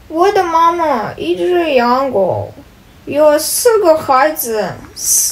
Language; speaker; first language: Chinese; non-native, learner; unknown